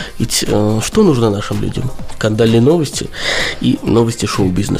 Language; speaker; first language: Russian; native; Russian